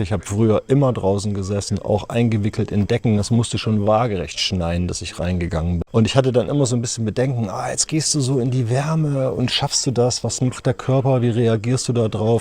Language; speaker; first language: German; native; German